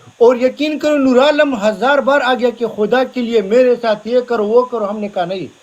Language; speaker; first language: Urdu; non-native, local second language; Pashto